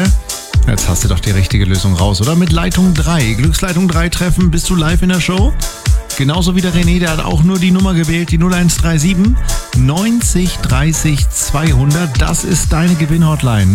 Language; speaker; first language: German; native; German